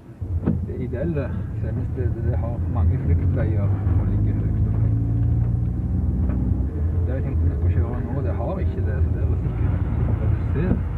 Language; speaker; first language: Norwegian; native; Norwegian